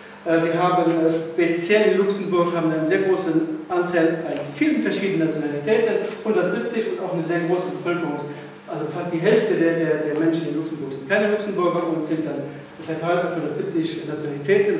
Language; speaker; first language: German; non-native, local second language; Luxembourgish